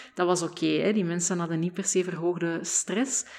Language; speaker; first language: Dutch; native; Dutch